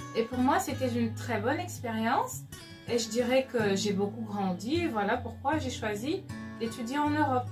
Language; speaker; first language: French; non-native, local second language; Lingala